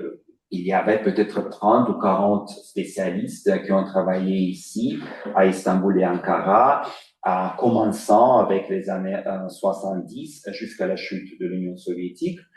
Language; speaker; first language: French; non-native, fluent; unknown